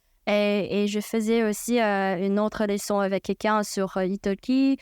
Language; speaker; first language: French; non-native, fluent; Chinese